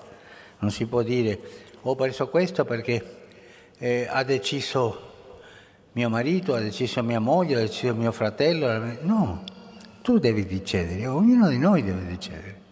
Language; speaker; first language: Italian; non-native, fluent; Spanish